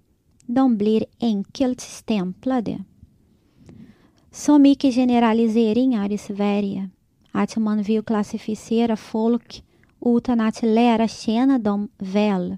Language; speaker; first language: Swedish; non-native, fluent; Portuguese